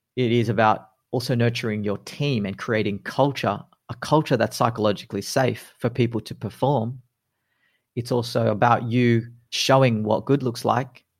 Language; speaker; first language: English; native; English